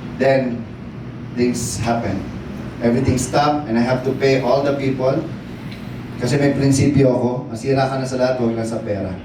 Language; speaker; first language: Filipino; native; Filipino